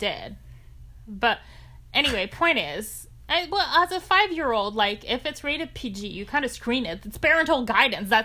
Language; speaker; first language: English; non-native, fluent; French